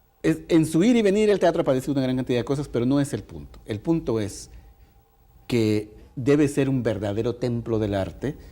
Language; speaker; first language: Spanish; native; Spanish